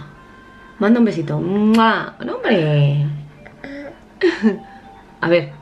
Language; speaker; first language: Spanish; native; Spanish